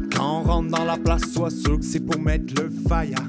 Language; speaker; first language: French; native; French